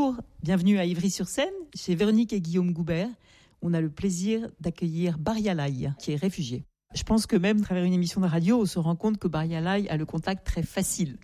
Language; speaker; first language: French; native; French